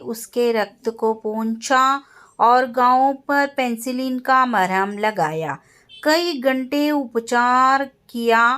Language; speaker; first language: Hindi; non-native, local second language; Kannada